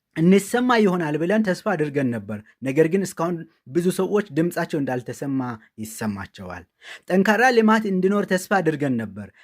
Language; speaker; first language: Amharic; non-native, local second language; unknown